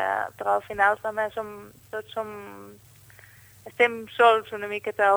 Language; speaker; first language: Catalan; non-native, fluent; Dutch